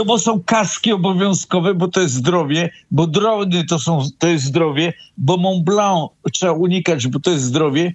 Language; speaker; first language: Polish; native; Polish